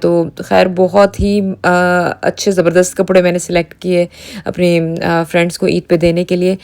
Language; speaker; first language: Urdu; native; Urdu